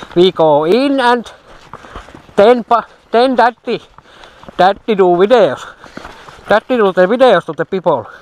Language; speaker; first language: English; non-native, learner; Finnish